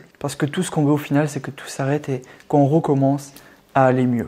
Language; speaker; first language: French; native; French